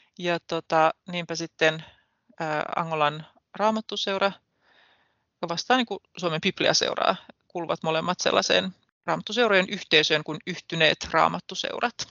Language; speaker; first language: Finnish; native; Finnish